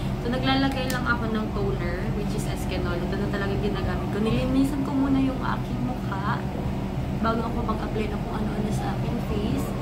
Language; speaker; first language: Filipino; non-native, local second language; Cebuano